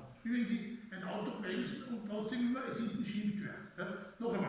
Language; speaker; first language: German; native; German